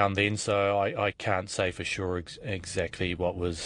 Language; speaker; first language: English; native; English